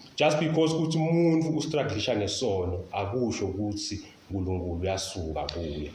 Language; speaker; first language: Zulu; non-native, local second language; Swati